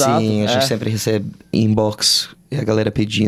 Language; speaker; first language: Portuguese; non-native, fluent; English